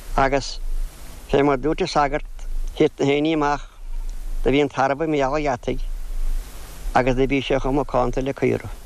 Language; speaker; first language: Irish; native; Irish